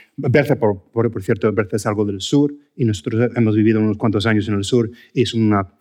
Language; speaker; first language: Spanish; non-native, fluent; English